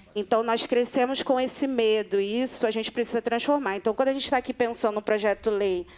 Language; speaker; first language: Portuguese; native; Portuguese